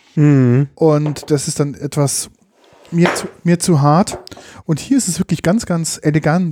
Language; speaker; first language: German; native; German